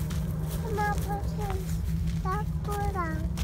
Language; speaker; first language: Chinese; early bilingual, heritage; Chinese